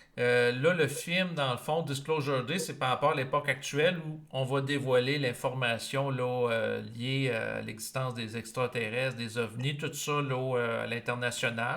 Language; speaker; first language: French; native; French